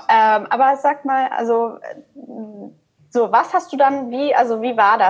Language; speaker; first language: German; early bilingual, other home language; Croatian